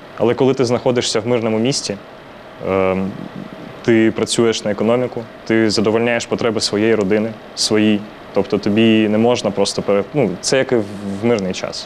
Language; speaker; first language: Ukrainian; non-native, local second language; Russian